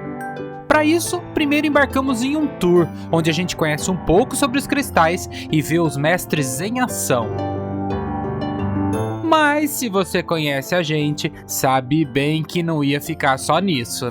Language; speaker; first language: Portuguese; native; Portuguese